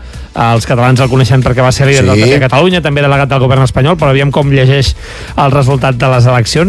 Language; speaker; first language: Catalan; native; Catalan